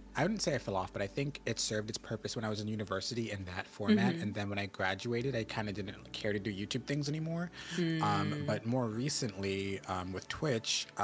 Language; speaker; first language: English; native; English